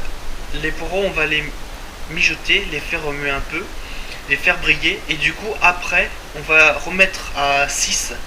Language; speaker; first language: French; native; French